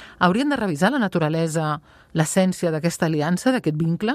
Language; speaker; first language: Catalan; native; Catalan